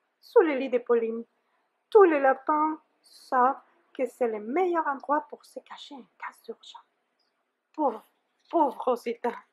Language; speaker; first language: French; non-native, fluent; Spanish